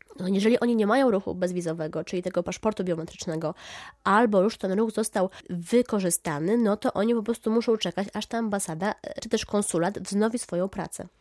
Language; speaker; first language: Polish; native; Polish